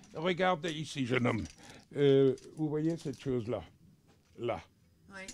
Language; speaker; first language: French; native; French